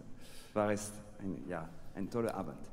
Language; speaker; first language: German; non-native, fluent; French